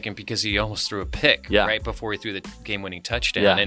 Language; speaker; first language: English; native; English